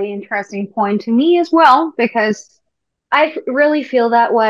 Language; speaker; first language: English; non-native, fluent; Korean